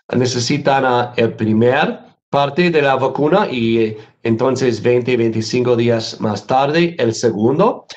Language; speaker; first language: Spanish; non-native, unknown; English